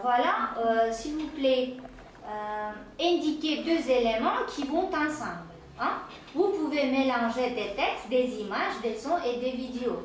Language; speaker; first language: French; non-native, fluent; Uzbek